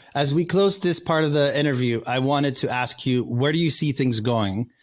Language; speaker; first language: English; non-native, fluent; Spanish